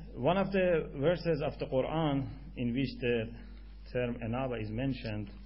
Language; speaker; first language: English; non-native, fluent; Persian